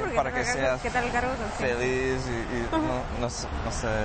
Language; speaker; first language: Spanish; non-native, fluent; English